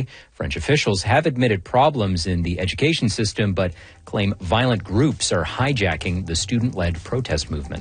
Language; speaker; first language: English; native; English